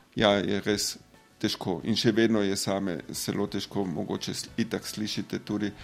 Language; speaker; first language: Slovenian; non-native, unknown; German